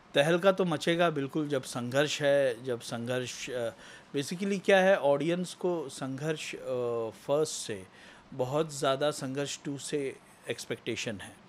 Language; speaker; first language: Hindi; non-native, local second language; Marathi